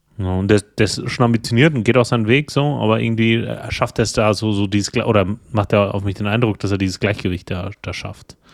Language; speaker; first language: German; native; German